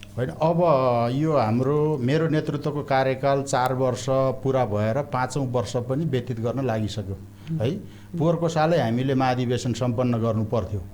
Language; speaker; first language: Nepali; non-native, local second language; Eastern Tamang